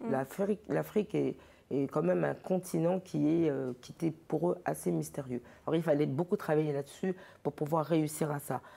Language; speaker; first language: French; early bilingual, other home language; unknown